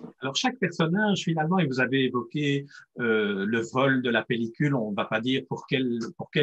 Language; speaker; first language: French; native; French